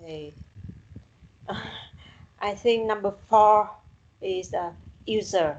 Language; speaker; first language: English; non-native, learner; Vietnamese